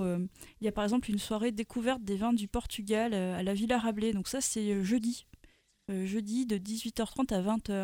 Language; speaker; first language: French; native; French